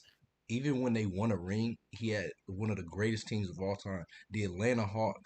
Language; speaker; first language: English; native; English